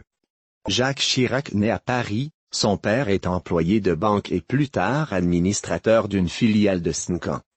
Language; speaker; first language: French; native; French